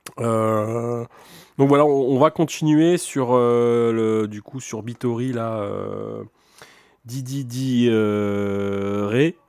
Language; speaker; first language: French; native; French